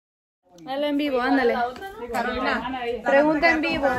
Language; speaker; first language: Spanish; early bilingual, heritage; Spanish